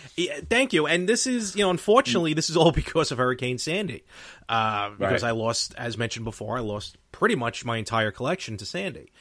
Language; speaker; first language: English; native; English